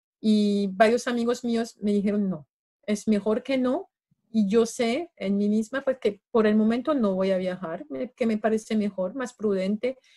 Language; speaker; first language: Spanish; non-native, fluent; French